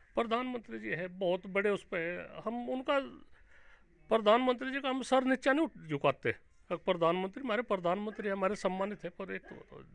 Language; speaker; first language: Hindi; native; Hindi